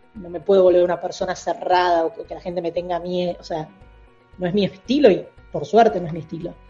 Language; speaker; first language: Spanish; native; Spanish